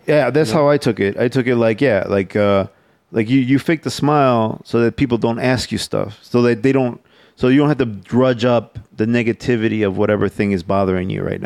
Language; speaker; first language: English; early bilingual, other home language; Spanish